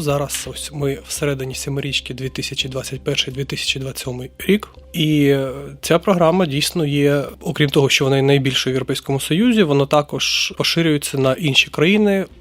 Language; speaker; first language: Ukrainian; native; Ukrainian